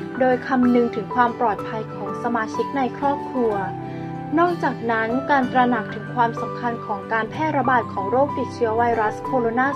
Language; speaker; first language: Thai; native; Thai